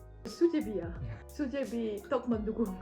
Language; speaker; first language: Korean; non-native, learner; Dutch